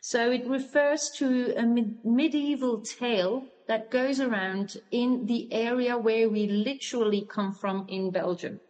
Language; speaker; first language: English; non-native, fluent; Dutch